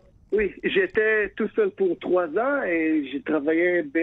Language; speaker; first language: French; non-native, fluent; Hebrew